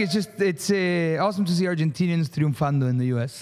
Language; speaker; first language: English; early bilingual, other home language; Spanish